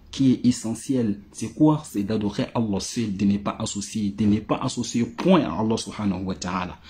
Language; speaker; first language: French; non-native, local second language; Bambara